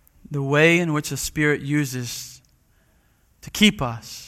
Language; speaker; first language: English; native; English